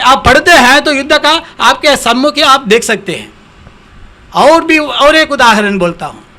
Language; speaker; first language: Hindi; non-native, local second language; Tamil